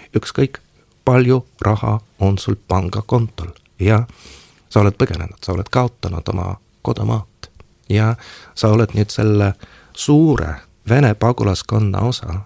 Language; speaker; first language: Estonian; non-native, local second language; Russian